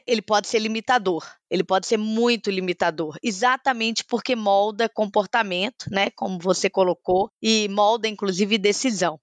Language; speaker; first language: Portuguese; native; Portuguese